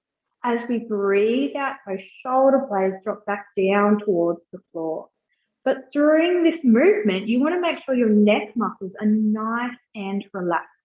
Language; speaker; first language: English; native; English